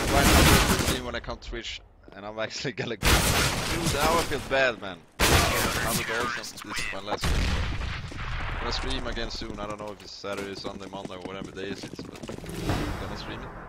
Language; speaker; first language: English; non-native, fluent; Swedish